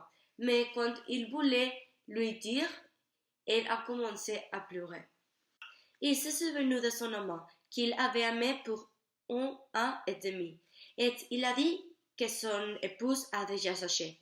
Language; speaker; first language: French; non-native, learner; Spanish